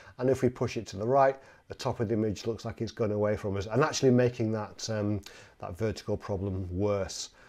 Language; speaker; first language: English; native; English